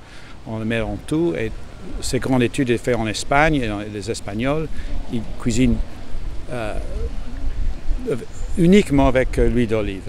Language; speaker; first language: French; non-native, fluent; English